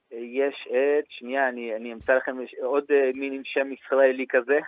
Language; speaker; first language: Hebrew; early bilingual, other home language; Russian